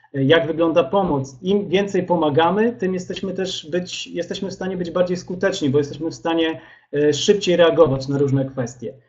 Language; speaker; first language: Polish; native; Polish